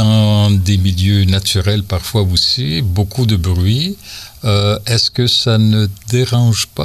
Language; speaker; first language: French; native; French